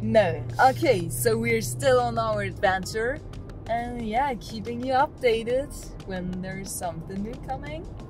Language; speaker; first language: English; non-native, fluent; German